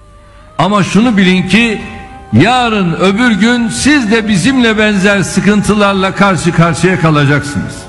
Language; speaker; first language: Turkish; native; Turkish